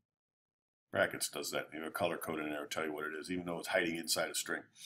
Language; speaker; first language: English; native; English